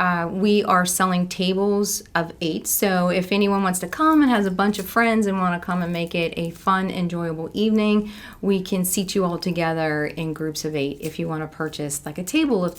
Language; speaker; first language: English; native; English